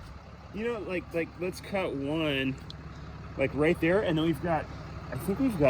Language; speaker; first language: English; native; English